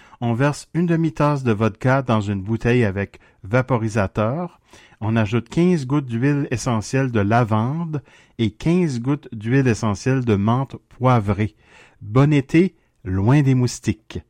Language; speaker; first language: French; native; French